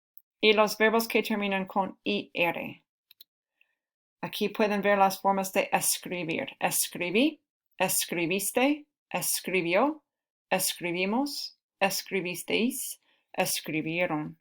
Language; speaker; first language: Spanish; non-native, fluent; English